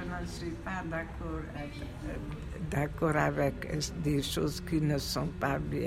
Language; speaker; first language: French; non-native, fluent; Hungarian